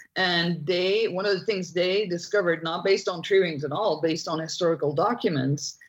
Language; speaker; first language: English; non-native, fluent; Dutch